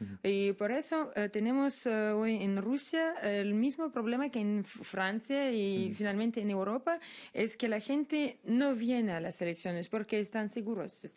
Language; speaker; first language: Spanish; non-native, fluent; Russian